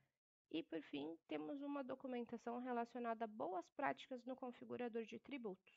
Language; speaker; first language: Portuguese; native; Portuguese